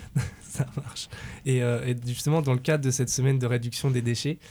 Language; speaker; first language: French; native; French